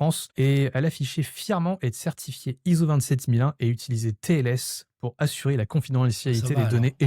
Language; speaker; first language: French; native; French